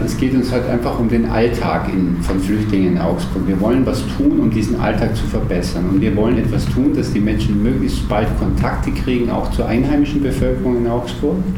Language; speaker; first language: German; native; German